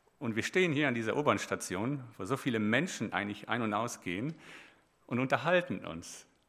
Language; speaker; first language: German; native; German